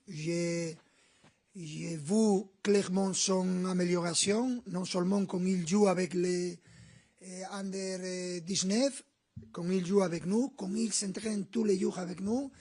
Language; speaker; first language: French; non-native, learner; Spanish